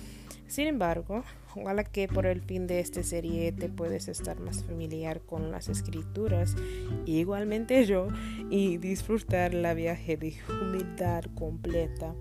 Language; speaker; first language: Spanish; non-native, learner; English